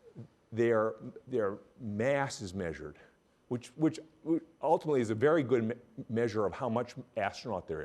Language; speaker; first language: English; native; English